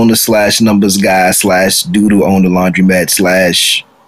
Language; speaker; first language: English; native; English